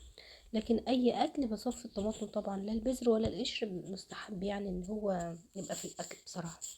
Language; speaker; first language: Arabic; native; Arabic